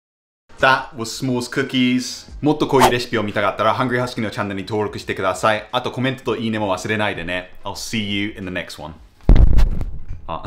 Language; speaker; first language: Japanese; non-native, fluent; English